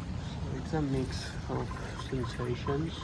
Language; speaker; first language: English; non-native, learner; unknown